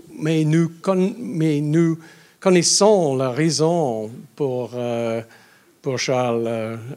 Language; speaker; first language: French; non-native, learner; English